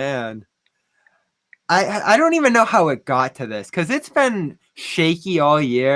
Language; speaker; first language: English; native; English